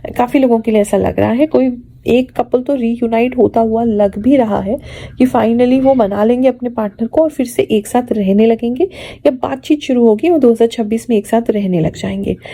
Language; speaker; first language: Hindi; native; Hindi